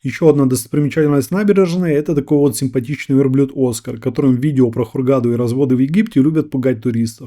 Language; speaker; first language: Russian; native; Russian